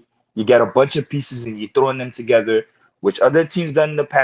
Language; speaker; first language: English; native; English